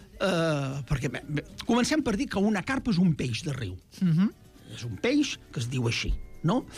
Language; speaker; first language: Catalan; native; Catalan